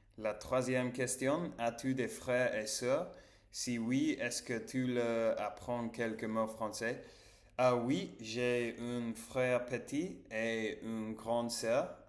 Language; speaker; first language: French; non-native, learner; English